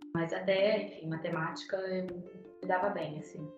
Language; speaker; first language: Portuguese; native; Portuguese